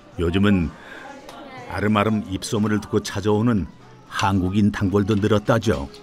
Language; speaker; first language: Korean; native; Korean